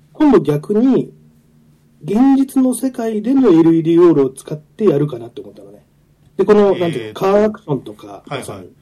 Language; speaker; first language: Japanese; native; Japanese